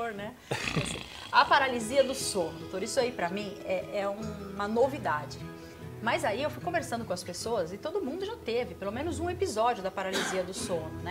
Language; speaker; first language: Portuguese; native; Portuguese